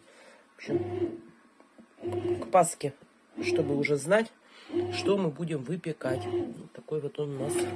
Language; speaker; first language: Russian; native; Russian